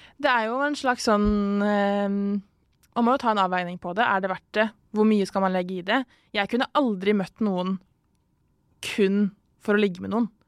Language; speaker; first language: Norwegian; native; Norwegian